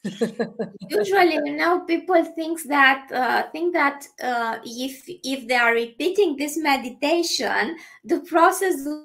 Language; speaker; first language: English; non-native, fluent; Romanian